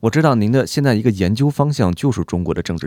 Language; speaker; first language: Chinese; native; Chinese